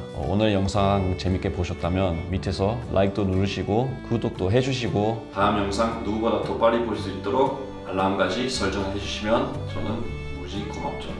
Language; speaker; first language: Korean; non-native, fluent; English